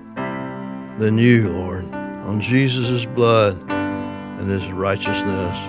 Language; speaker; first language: English; native; English